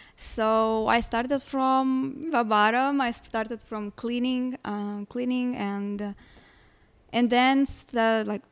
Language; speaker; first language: English; non-native, fluent; Lithuanian